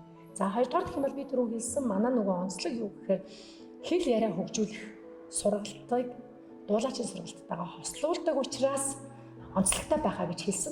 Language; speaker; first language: Mongolian; native; Mongolian